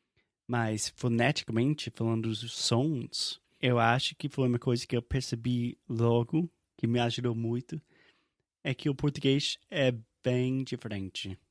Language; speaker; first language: Portuguese; non-native, fluent; English